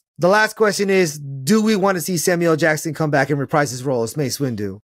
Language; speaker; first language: English; native; English